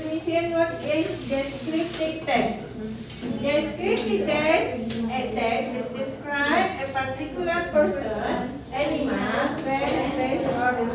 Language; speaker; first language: English; non-native, learner; Indonesian